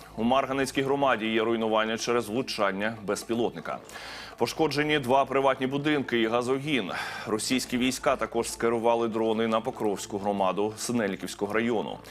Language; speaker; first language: Ukrainian; native; Ukrainian